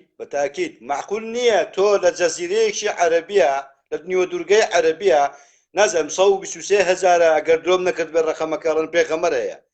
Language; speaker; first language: Central Kurdish; non-native, local second language; Gurani